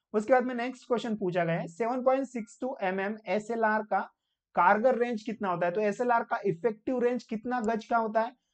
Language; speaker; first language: Hindi; non-native, local second language; Marathi